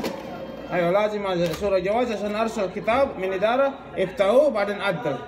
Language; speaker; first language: Arabic; non-native, learner; Filipino